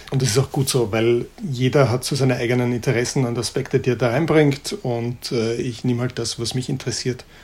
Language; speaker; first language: German; native; German